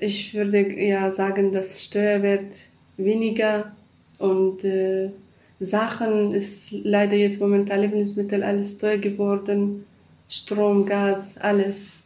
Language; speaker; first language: German; non-native, learner; Kurdish